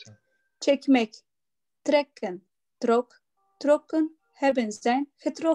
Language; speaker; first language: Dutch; non-native, learner; Turkish